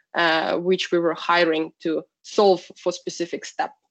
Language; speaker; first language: English; non-native, fluent; Russian